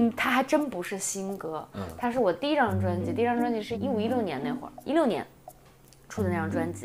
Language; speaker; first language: Chinese; native; Chinese